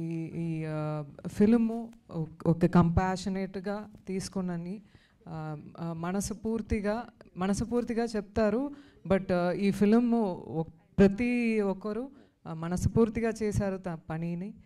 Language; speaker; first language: Telugu; non-native, fluent; Tamil